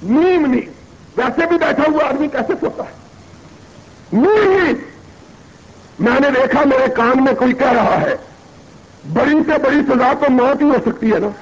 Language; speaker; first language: Urdu; non-native, local second language; Punjabi